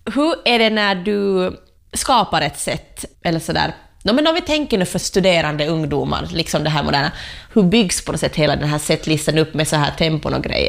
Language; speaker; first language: Swedish; native; Swedish